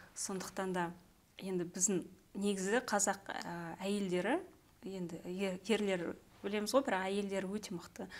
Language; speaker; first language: Kazakh; native; Kazakh